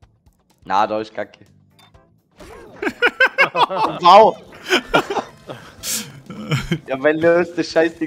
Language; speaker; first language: German; native; German